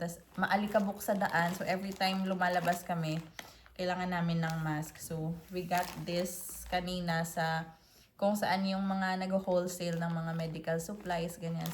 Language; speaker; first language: Filipino; non-native, local second language; Hiligaynon